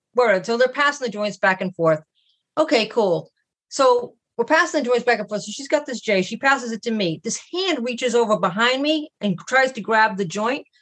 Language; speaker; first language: English; native; English